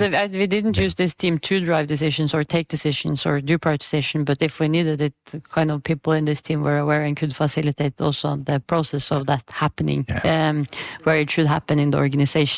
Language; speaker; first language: English; non-native, fluent; Norwegian